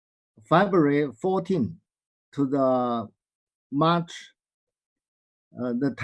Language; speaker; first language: English; non-native, learner; Chinese